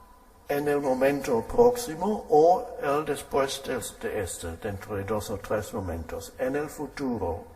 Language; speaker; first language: Spanish; non-native, fluent; German